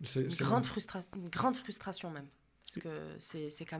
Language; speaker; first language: French; native; French